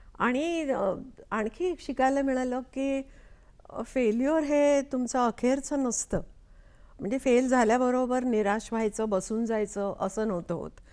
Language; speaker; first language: Marathi; non-native, local second language; Konkani